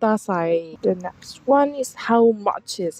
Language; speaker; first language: English; non-native, fluent; Korean